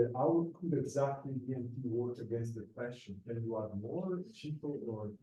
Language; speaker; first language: English; non-native, fluent; Italian